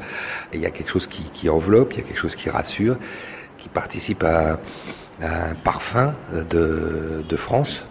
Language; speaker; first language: French; native; French